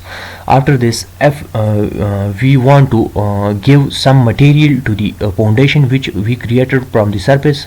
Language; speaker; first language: English; non-native, local second language; Urdu